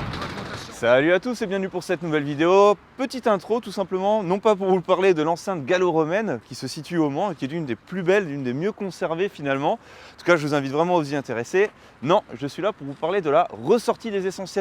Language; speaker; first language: French; native; French